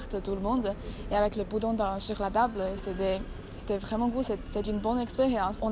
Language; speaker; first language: French; non-native, learner; Chinese